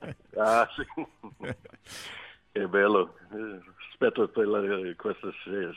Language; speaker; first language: Italian; non-native, learner; Swedish